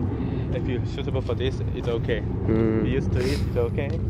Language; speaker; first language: English; non-native, learner; Thai